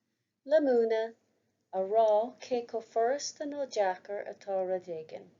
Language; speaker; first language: Irish; non-native, local second language; English